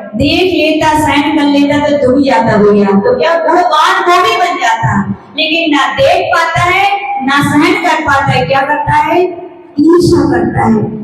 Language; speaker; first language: Hindi; native; Hindi